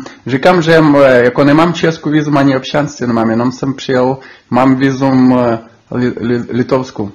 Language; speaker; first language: Czech; non-native, learner; Ukrainian